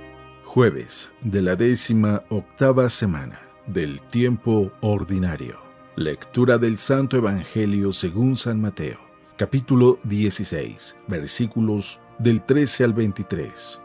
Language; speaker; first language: Spanish; native; Spanish